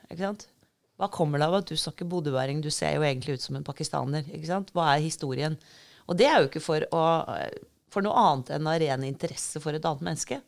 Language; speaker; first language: Norwegian; native; Norwegian